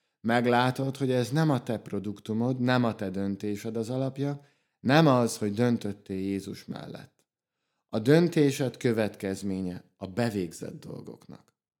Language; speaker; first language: Hungarian; native; Hungarian